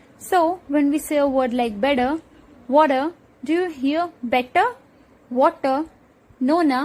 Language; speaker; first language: English; non-native, local second language; Hindi